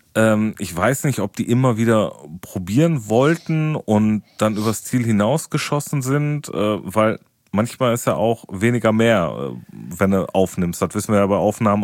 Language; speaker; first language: German; native; German